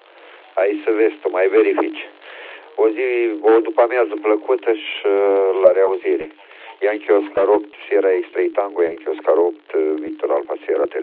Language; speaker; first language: Romanian; native; Romanian